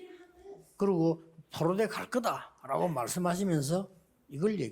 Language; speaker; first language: Korean; native; Korean